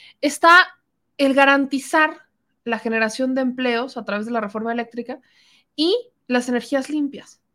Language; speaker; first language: Spanish; native; Spanish